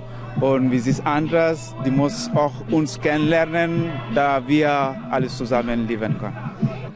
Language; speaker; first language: German; non-native, learner; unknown